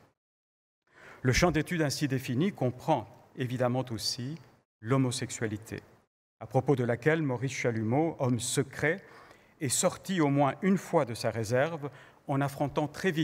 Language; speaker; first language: French; native; French